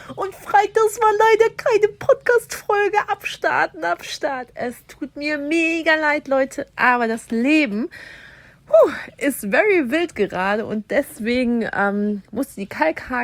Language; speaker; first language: German; native; German